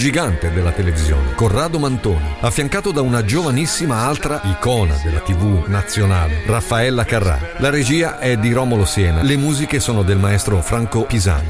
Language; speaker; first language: Italian; native; Italian